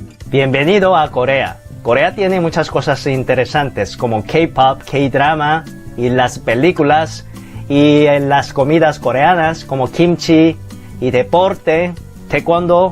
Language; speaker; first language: Spanish; non-native, fluent; Korean